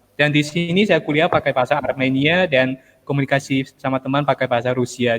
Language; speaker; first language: Indonesian; non-native, fluent; Armenian